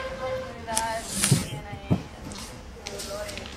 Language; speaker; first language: Spanish; non-native, learner; English